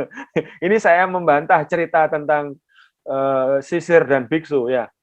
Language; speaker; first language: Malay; non-native, local second language; Javanese